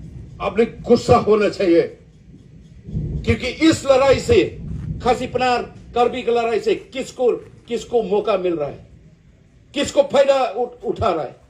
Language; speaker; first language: Hindi; non-native, local second language; Khasi